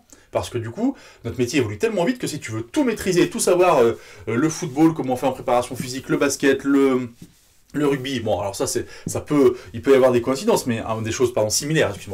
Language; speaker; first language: French; native; French